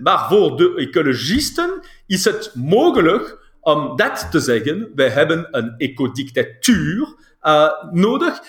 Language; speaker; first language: Dutch; non-native, local second language; French